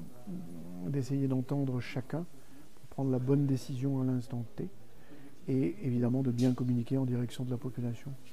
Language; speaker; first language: French; native; French